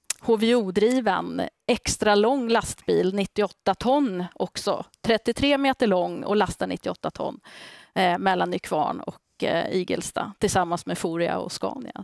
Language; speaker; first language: Swedish; native; Swedish